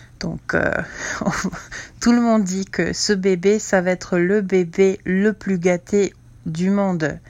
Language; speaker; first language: French; non-native, fluent; English